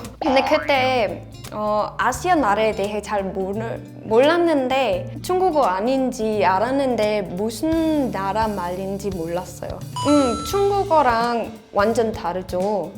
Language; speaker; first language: Korean; non-native, fluent; Danish